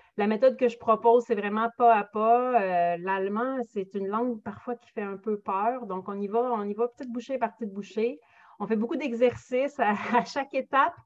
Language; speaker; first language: French; native; French